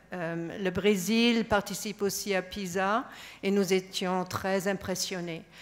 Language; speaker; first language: French; non-native, fluent; German